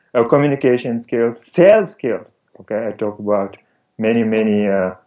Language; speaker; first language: English; non-native, fluent; Wolof